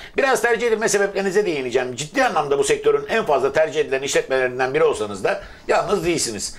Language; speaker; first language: Turkish; native; Turkish